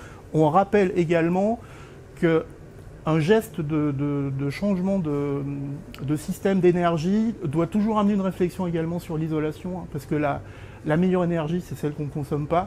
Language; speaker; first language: French; native; French